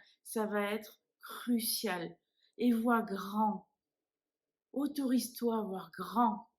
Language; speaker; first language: French; native; French